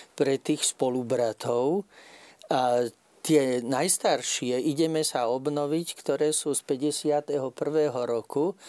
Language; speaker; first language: Slovak; native; Slovak